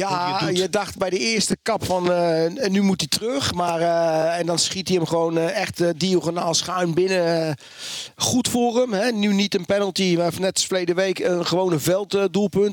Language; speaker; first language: Dutch; native; Dutch